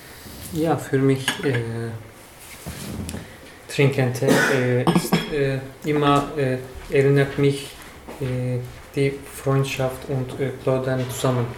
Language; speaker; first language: German; non-native, learner; Turkish